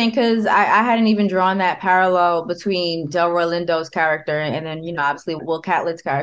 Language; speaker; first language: English; native; English